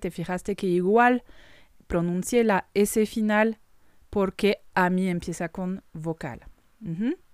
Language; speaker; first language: Spanish; non-native, fluent; French